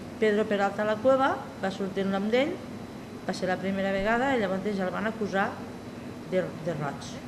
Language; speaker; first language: Catalan; native; Catalan